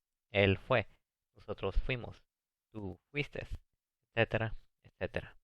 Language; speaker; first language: Spanish; early bilingual, heritage; English